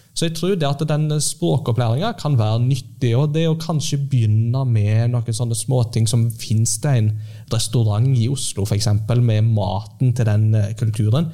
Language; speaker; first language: Norwegian; early bilingual, heritage; Norwegian